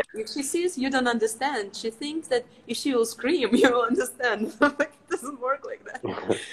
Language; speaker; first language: English; non-native, fluent; Ukrainian